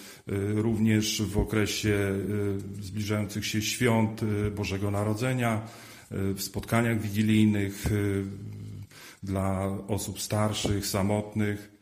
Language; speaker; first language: Polish; native; Polish